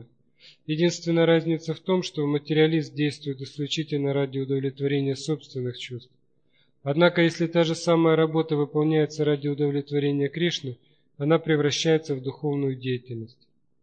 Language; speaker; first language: Russian; native; Russian